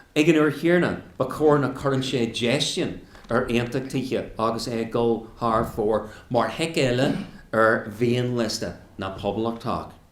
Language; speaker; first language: Irish; non-native, local second language; English